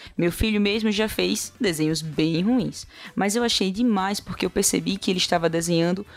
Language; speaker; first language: Portuguese; native; Portuguese